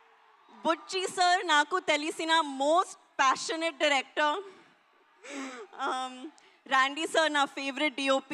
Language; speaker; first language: Telugu; non-native, learner; Hindi